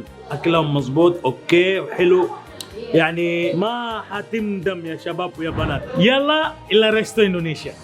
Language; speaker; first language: Arabic; native; Arabic